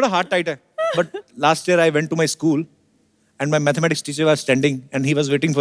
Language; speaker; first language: Hindi; native; Hindi